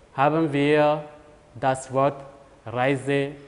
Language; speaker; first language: German; non-native, fluent; French